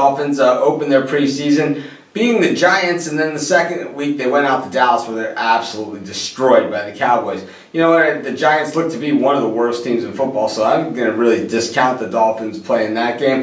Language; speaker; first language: English; native; English